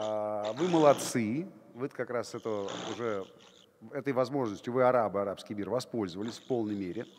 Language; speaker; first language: Russian; native; Russian